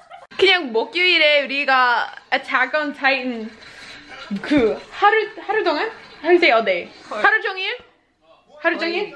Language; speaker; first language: Korean; non-native, learner; English